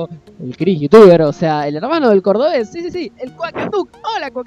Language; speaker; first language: Spanish; native; Spanish